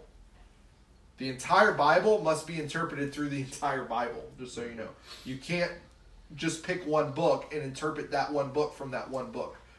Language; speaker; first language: English; native; English